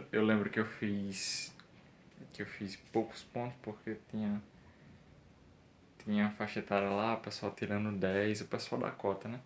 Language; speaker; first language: Portuguese; native; Portuguese